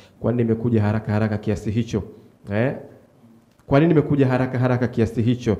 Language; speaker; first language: Swahili; native; Swahili